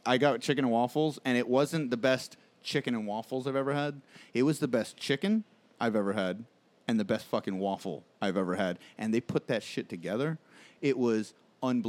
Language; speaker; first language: English; native; English